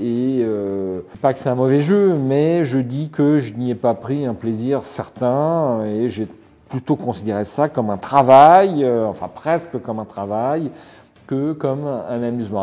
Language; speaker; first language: French; native; French